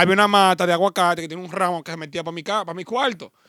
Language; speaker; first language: Spanish; native; Spanish